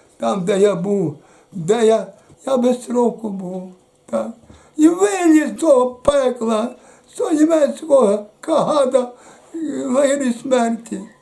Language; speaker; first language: Ukrainian; native; Ukrainian